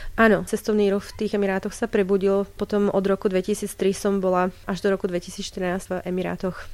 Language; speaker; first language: Slovak; native; Slovak